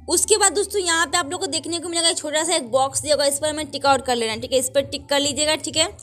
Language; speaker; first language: Hindi; native; Hindi